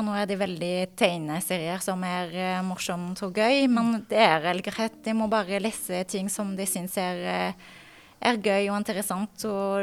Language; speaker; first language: Norwegian; non-native, fluent; French